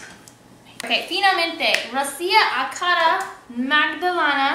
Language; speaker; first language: Spanish; non-native, learner; English